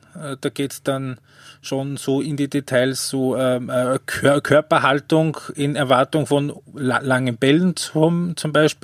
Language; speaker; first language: German; native; German